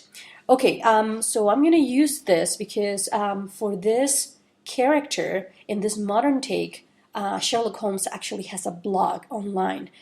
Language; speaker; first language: English; non-native, fluent; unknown